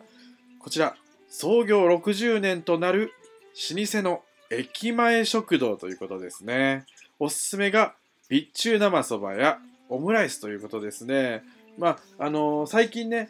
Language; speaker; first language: Japanese; native; Japanese